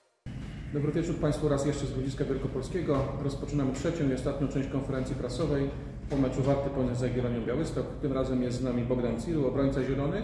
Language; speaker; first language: Polish; native; Polish